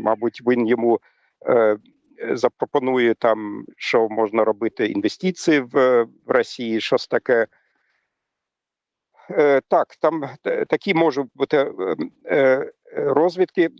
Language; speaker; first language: Ukrainian; non-native, fluent; German